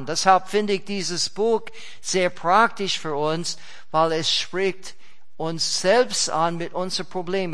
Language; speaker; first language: German; non-native, fluent; English